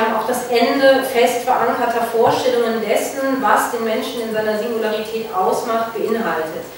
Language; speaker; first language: German; native; German